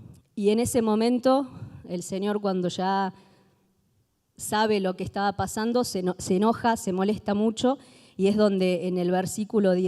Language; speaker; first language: Spanish; native; Spanish